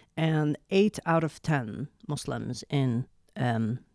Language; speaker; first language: English; non-native, fluent; Arabic